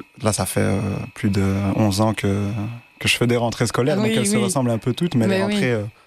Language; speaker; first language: French; native; French